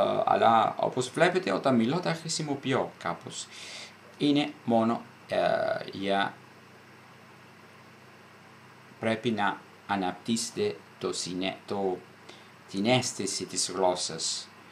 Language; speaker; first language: Greek; non-native, fluent; Italian